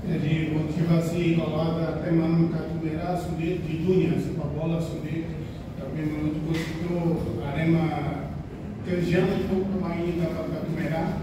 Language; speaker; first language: Indonesian; non-native, learner; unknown